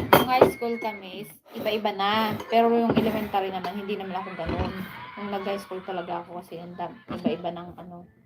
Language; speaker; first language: Filipino; native; Filipino